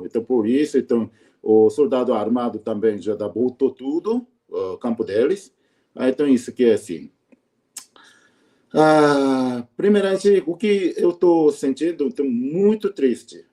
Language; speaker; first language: Portuguese; non-native, learner; Korean